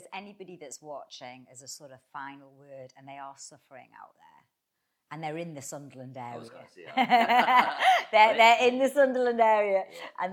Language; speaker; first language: English; native; English